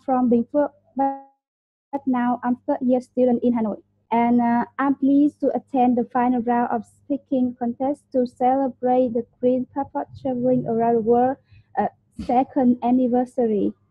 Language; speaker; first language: English; non-native, learner; Vietnamese